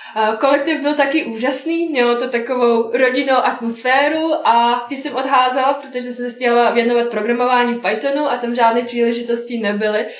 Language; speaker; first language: Czech; non-native, fluent; Bosnian